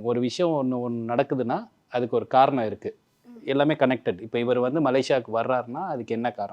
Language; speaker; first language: Tamil; native; Tamil